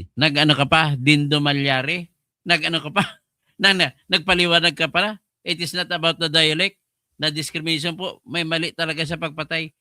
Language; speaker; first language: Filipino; non-native, local second language; Hiligaynon